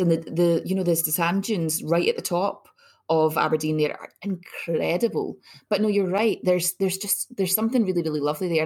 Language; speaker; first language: English; native; English